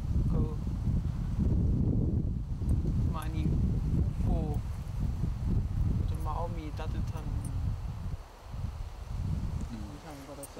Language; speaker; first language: Korean; non-native, fluent; German